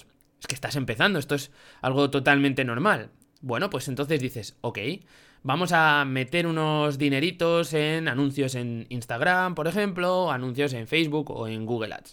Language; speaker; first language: Spanish; native; Spanish